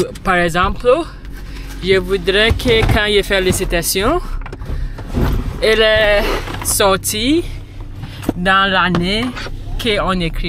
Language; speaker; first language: French; non-native, learner; English